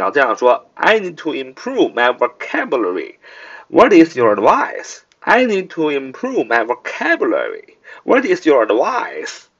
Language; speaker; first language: English; non-native, fluent; Chinese